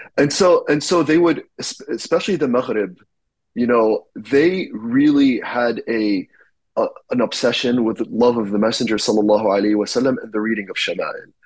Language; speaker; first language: English; native; English